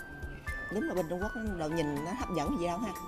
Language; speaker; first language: Vietnamese; native; Vietnamese